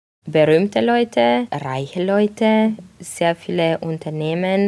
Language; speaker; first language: German; non-native, fluent; Romanian